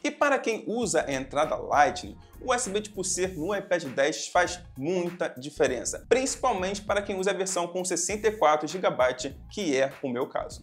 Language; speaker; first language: Portuguese; native; Portuguese